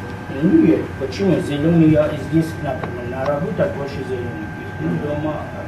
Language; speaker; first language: Russian; non-native, learner; Persian